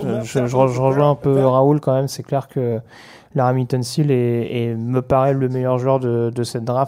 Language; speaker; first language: French; native; French